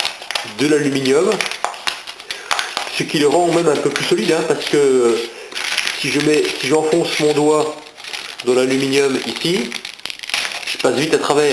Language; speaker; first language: French; native; French